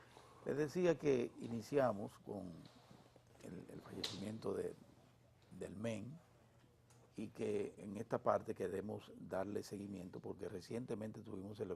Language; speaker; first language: Spanish; native; Spanish